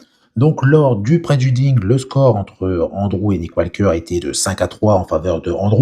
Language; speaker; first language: French; native; French